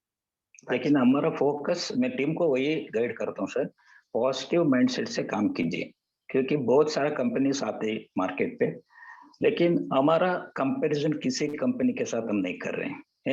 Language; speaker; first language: Hindi; non-native, local second language; Kannada